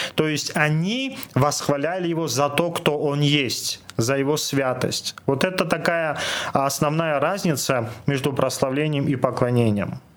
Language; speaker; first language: Russian; non-native, local second language; Armenian